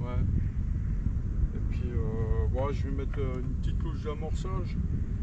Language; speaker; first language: French; native; French